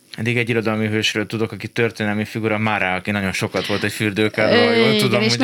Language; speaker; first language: Hungarian; native; Hungarian